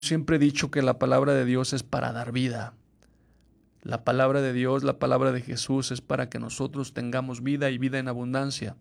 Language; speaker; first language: Spanish; native; Spanish